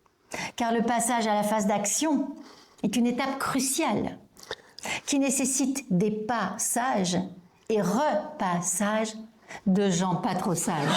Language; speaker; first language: French; native; French